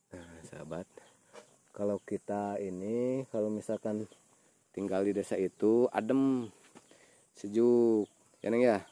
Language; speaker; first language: Indonesian; non-native, local second language; Sundanese